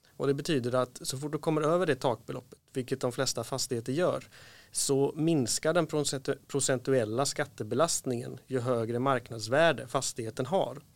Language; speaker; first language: Swedish; native; Swedish